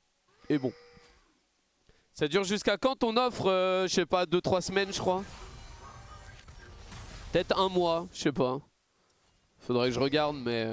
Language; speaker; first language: French; native; French